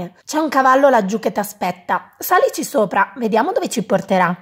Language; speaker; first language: Italian; native; Italian